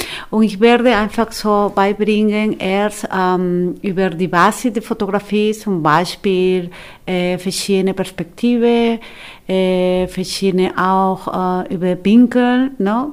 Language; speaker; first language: German; non-native, fluent; Spanish